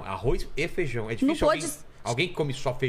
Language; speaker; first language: Portuguese; native; Portuguese